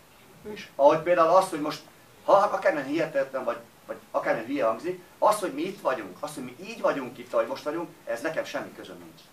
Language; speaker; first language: Hungarian; native; Hungarian